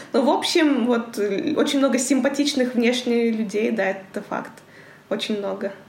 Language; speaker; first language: Russian; native; Russian